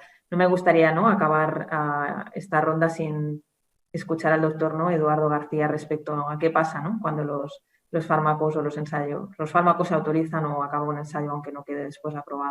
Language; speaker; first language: Spanish; native; Spanish